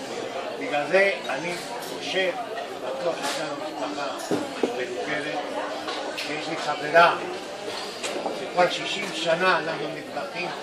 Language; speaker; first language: Hebrew; non-native, fluent; Spanish